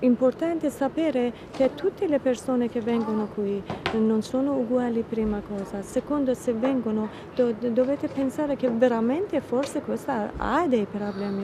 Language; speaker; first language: Italian; non-native, fluent; Persian